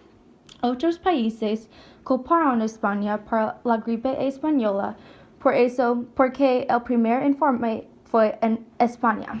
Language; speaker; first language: Spanish; non-native, learner; English